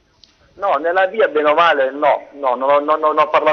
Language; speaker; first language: Italian; native; Italian